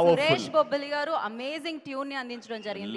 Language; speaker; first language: Telugu; native; Telugu